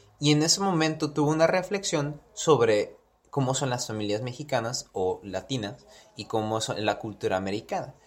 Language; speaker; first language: Spanish; early bilingual, heritage; Spanish